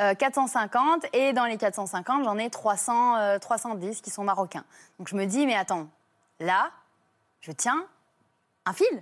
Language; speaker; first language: French; native; French